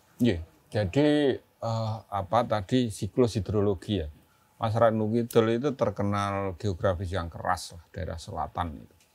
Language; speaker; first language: Indonesian; non-native, local second language; Javanese